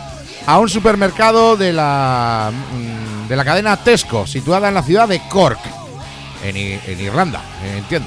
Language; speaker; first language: Spanish; native; Spanish